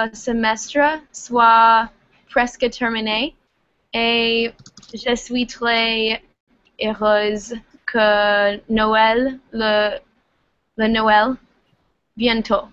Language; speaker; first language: French; non-native, learner; English